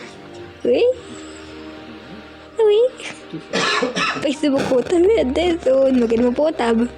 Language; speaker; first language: French; non-native, local second language; Morisyen